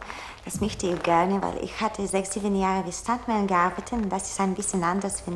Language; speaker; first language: German; non-native, learner; Bulgarian